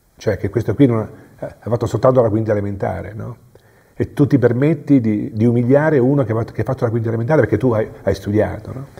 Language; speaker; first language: Italian; native; Italian